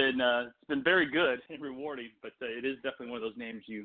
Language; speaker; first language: English; non-native, fluent; Portuguese